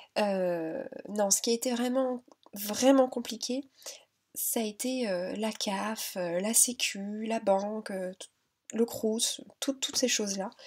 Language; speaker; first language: French; native; French